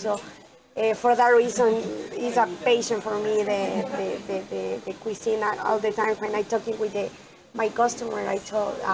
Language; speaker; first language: English; non-native, learner; Spanish